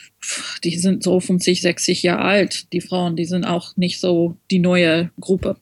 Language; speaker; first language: German; non-native, learner; French